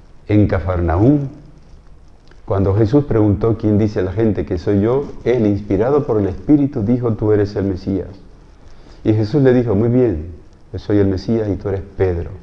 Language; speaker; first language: Spanish; native; Spanish